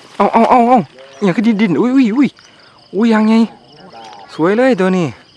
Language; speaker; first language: Thai; native; Thai